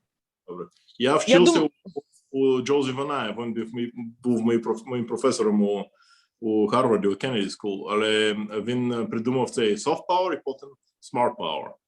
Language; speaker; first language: Ukrainian; non-native, fluent; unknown